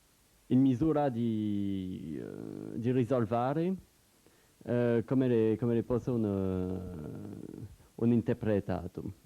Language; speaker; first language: Italian; non-native, learner; French